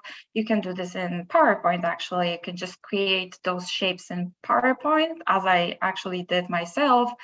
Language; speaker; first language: English; non-native, fluent; Polish